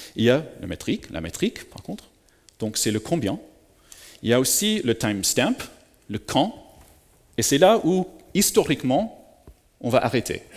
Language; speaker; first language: French; native; French